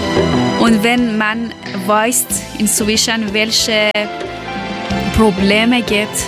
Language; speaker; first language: German; non-native, learner; Persian